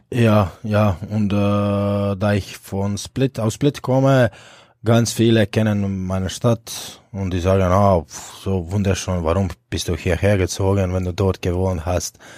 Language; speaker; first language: German; non-native, fluent; Croatian